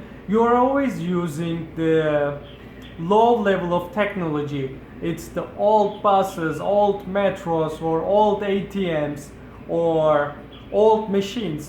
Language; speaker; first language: English; non-native, fluent; Turkish